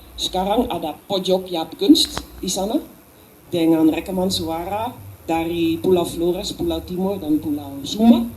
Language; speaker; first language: Indonesian; non-native, learner; Dutch